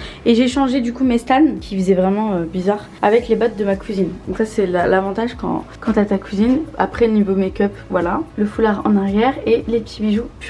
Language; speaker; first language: French; native; French